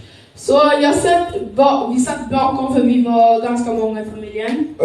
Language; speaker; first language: Swedish; early bilingual, other home language; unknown